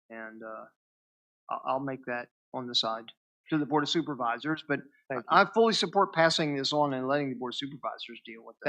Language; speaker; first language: English; native; English